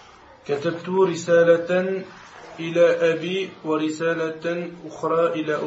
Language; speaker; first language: Arabic; non-native, learner; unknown